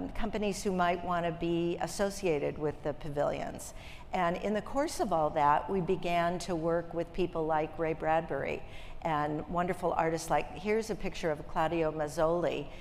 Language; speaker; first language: English; native; English